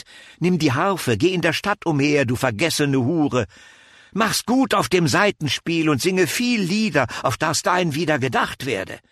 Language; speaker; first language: German; native; German